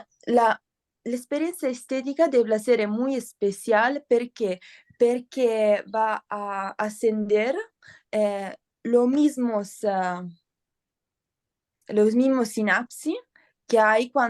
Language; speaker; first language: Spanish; non-native, learner; Italian